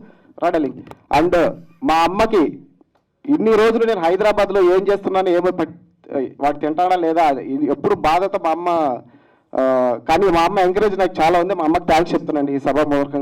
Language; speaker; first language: Telugu; native; Telugu